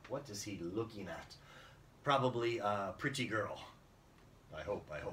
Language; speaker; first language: English; native; English